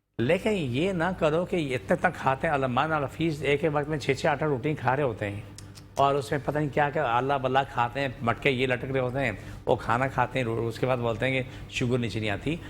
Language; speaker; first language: Urdu; non-native, local second language; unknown